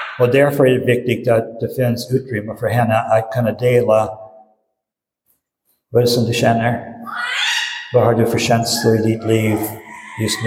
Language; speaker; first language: Swedish; non-native, fluent; English